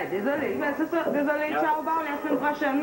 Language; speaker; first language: French; native; French